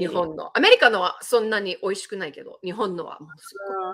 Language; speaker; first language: Japanese; early bilingual, heritage; Japanese